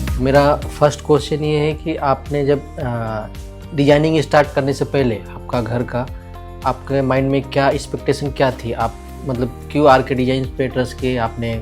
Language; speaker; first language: Hindi; non-native, local second language; Marathi